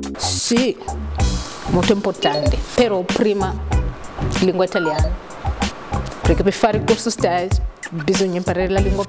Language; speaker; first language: Italian; non-native, learner; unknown